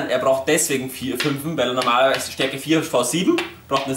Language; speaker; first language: German; native; German